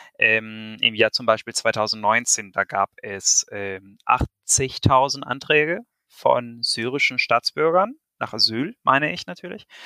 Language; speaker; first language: German; non-native, fluent; Spanish